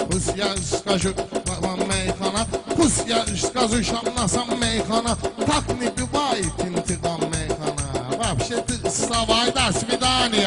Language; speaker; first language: Russian; non-native, learner; Azerbaijani